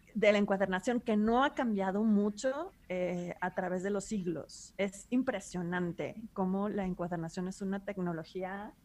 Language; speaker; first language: Spanish; native; Spanish